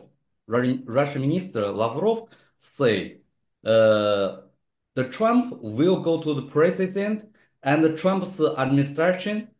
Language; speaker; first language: English; non-native, learner; Chinese